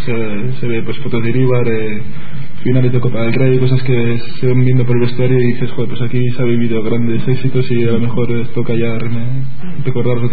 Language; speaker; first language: Spanish; native; Spanish